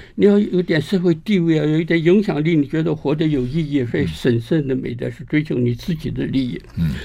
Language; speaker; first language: Chinese; native; Chinese